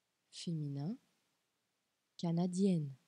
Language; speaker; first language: French; non-native, fluent; Portuguese